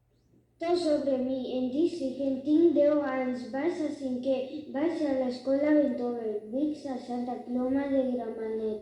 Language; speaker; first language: Catalan; non-native, learner; Chinese